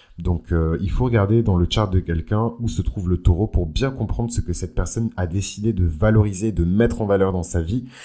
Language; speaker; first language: French; early bilingual, other home language; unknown